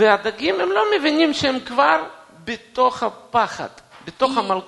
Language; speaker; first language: Hebrew; non-native, fluent; Russian